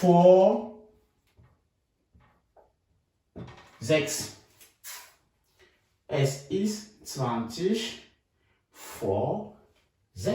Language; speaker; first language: German; non-native, fluent; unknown